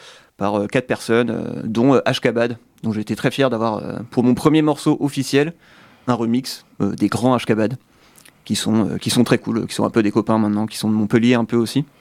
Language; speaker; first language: French; native; French